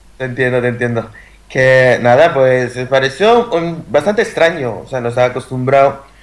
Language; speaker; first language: Spanish; native; Spanish